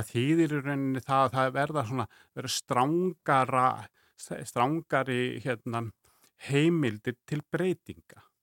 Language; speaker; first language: Icelandic; native; Icelandic